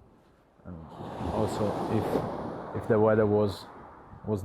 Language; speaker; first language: English; non-native, learner; Italian